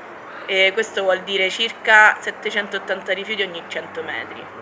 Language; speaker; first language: Italian; native; Italian